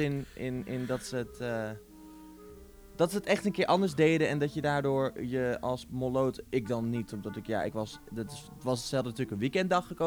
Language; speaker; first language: Dutch; native; Dutch